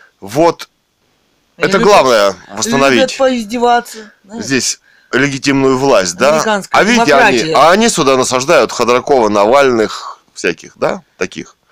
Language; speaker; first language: Russian; native; Russian